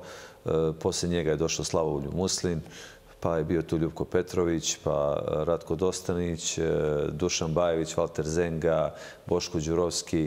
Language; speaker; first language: Serbian; native; Serbian